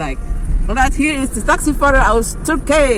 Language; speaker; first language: German; non-native, learner; Filipino